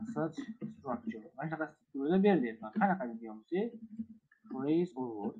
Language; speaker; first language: English; non-native, fluent; Uzbek